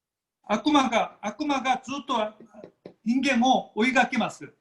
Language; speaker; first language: Japanese; non-native, fluent; Korean